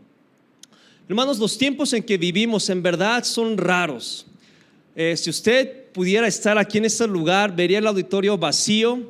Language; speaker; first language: Spanish; native; Spanish